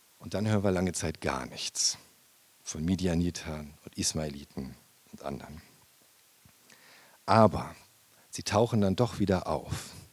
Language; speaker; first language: German; native; German